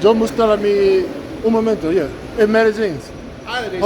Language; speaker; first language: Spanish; non-native, learner; English